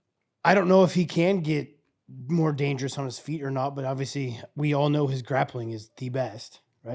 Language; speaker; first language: English; native; English